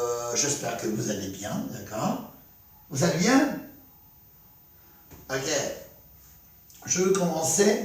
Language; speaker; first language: French; non-native, fluent; Spanish